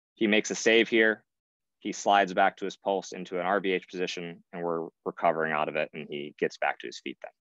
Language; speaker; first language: English; native; English